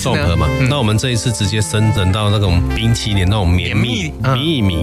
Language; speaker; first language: Chinese; native; Chinese